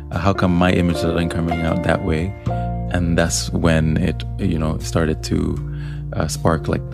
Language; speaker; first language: English; non-native, local second language; Swahili